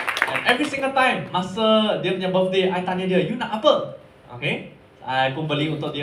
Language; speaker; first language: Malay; non-native, local second language; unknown